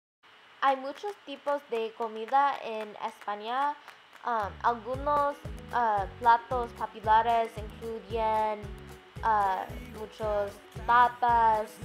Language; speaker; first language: Spanish; non-native, learner; English